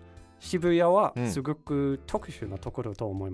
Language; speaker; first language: Japanese; non-native, learner; Danish